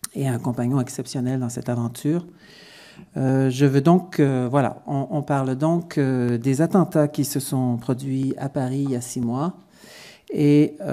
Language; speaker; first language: French; native; French